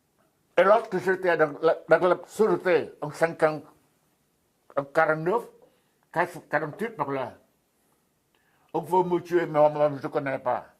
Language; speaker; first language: French; non-native, fluent; Vietnamese